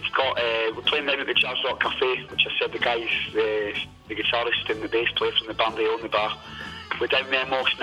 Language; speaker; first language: English; native; English